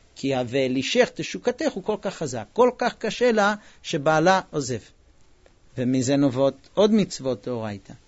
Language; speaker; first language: Hebrew; non-native, fluent; English